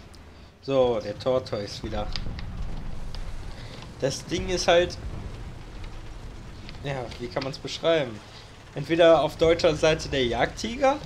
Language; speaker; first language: German; native; German